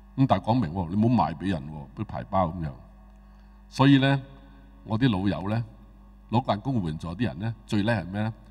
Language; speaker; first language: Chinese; non-native, local second language; Cantonese